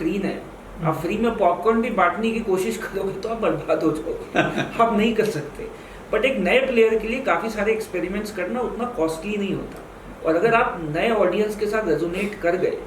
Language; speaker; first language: Hindi; native; Hindi